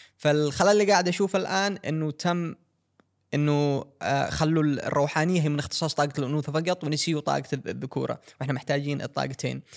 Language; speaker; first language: Arabic; native; Arabic